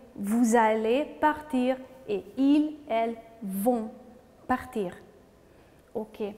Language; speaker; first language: French; non-native, fluent; Hungarian